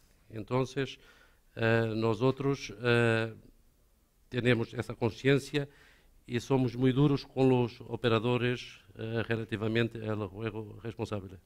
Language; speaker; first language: Spanish; non-native, learner; Portuguese